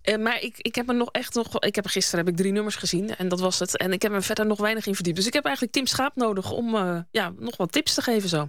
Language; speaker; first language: Dutch; native; Dutch